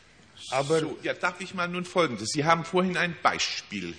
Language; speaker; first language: German; native; German